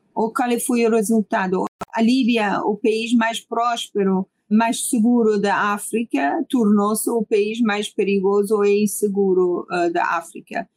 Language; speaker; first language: Portuguese; non-native, fluent; Persian